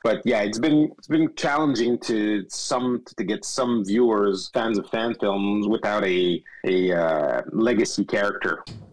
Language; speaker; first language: English; non-native, fluent; French